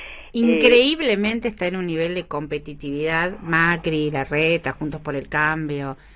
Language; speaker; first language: Spanish; native; Spanish